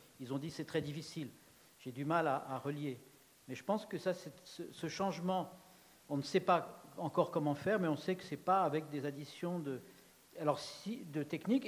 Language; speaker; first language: French; native; French